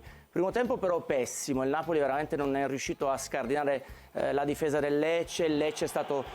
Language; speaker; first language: Italian; native; Italian